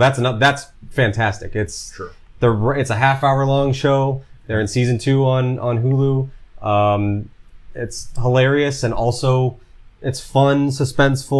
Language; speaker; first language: English; native; English